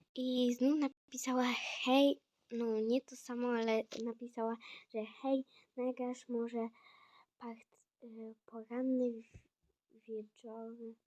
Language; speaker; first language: Polish; non-native, fluent; Ukrainian